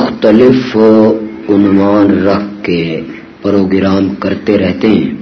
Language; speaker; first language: Urdu; non-native, local second language; Pashto